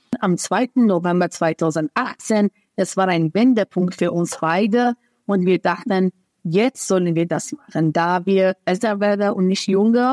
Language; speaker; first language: German; non-native, fluent; Persian